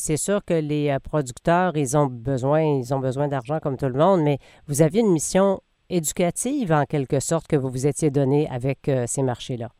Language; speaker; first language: French; native; French